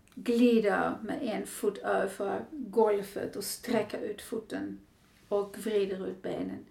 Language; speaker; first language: Swedish; non-native, fluent; Dutch